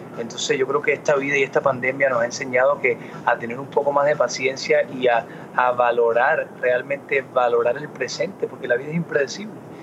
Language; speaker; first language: Spanish; early bilingual, heritage; Spanish